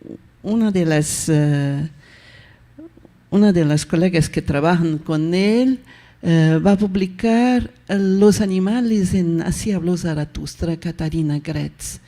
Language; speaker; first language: Spanish; non-native, fluent; Portuguese